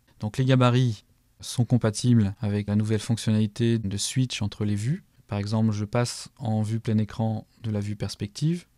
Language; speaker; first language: French; native; French